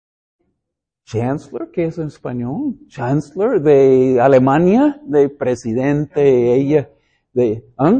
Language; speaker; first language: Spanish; non-native, fluent; English